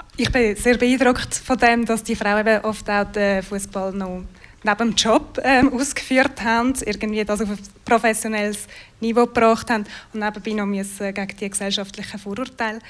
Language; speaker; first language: German; native; German